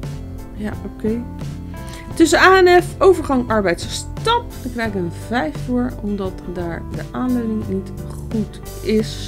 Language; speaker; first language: Dutch; native; Dutch